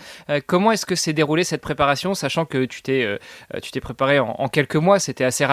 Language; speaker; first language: French; native; French